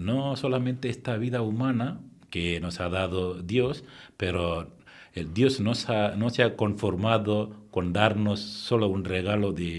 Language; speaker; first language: Spanish; non-native, fluent; Tamil